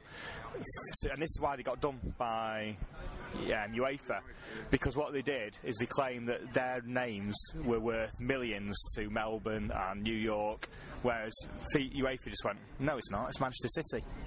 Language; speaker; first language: English; native; English